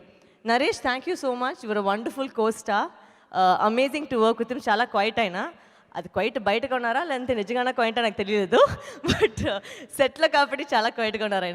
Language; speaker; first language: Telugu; non-native, local second language; Tamil